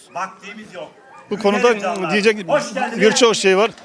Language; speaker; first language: Turkish; native; Turkish